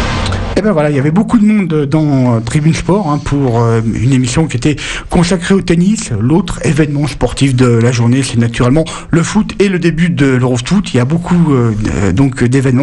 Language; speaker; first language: French; native; French